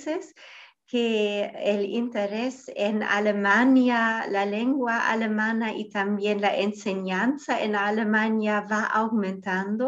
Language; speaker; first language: Spanish; non-native, fluent; German